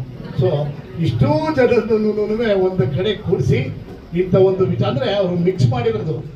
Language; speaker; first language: Kannada; native; Kannada